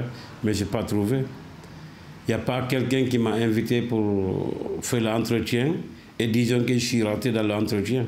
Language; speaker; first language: French; non-native, learner; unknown